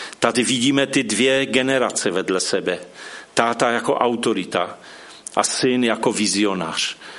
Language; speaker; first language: Czech; non-native, local second language; Polish